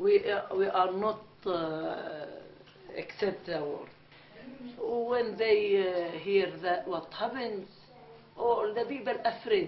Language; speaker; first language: English; non-native, learner; Arabic